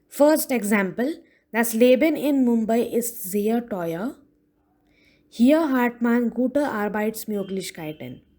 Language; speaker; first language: German; non-native, fluent; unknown